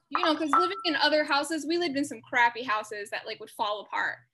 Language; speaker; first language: English; native; English